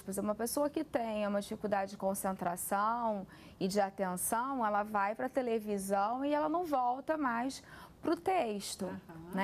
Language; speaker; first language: Portuguese; native; Portuguese